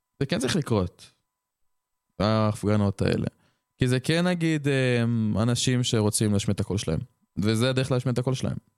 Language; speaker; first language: Hebrew; early bilingual, other home language; French